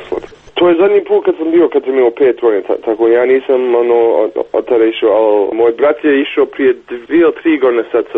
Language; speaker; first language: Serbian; early bilingual, heritage; Bosnian